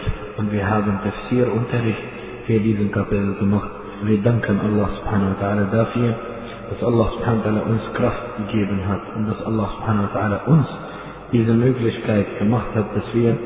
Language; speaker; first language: German; non-native, fluent; Arabic